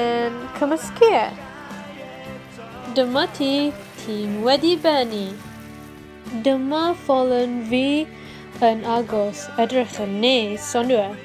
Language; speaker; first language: Welsh; non-native, learner; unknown